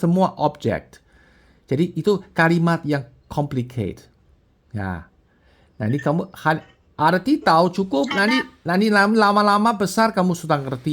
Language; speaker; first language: Indonesian; non-native, fluent; Chinese